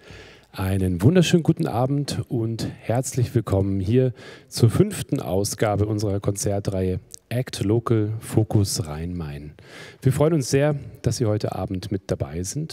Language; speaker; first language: German; native; German